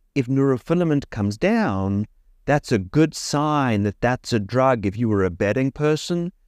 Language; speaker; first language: English; native; English